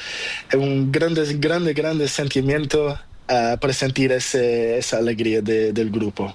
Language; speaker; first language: Spanish; non-native, learner; Portuguese